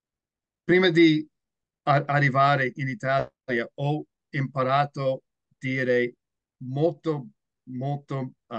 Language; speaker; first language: Italian; non-native, learner; English